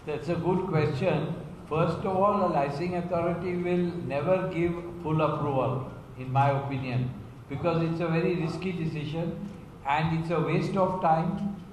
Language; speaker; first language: English; non-native, local second language; Marathi